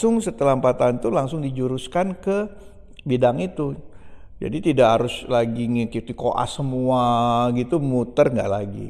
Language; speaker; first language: Indonesian; native; Indonesian